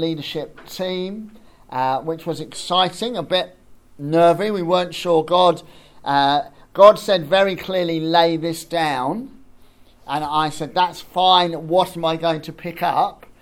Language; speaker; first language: English; native; English